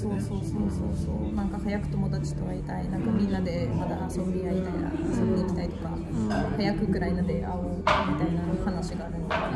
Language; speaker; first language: Japanese; non-native, fluent; Russian